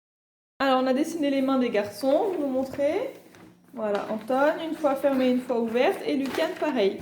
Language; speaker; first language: French; native; French